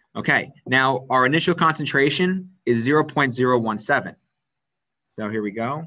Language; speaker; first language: English; native; English